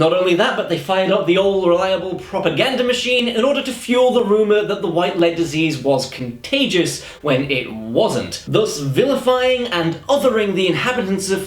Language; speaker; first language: English; native; English